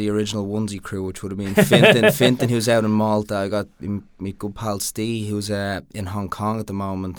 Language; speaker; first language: English; native; English